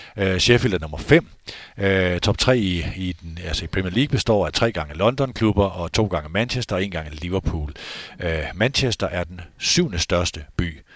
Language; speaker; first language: Danish; native; Danish